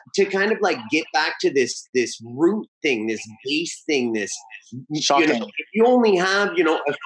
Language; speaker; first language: English; native; English